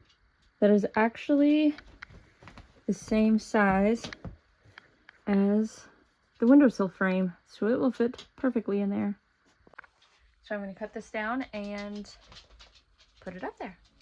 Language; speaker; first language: English; native; English